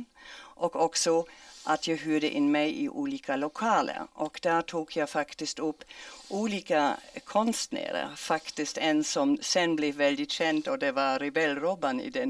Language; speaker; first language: Swedish; non-native, fluent; German